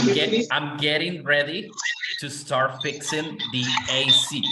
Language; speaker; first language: English; non-native, fluent; Spanish